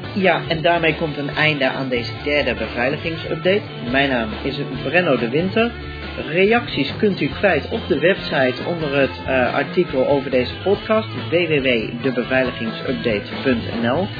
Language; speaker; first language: Dutch; native; Dutch